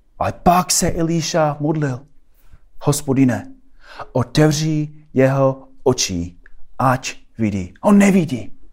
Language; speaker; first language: Czech; non-native, fluent; English